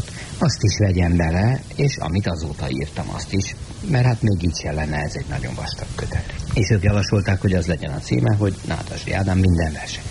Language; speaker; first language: Hungarian; native; Hungarian